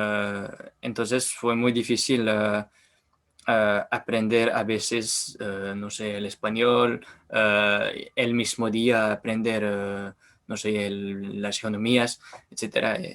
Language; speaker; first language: Spanish; non-native, learner; French